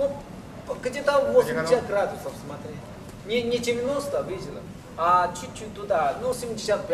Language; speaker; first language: Russian; non-native, learner; Chinese